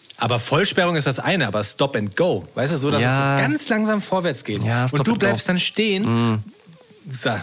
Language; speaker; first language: German; native; German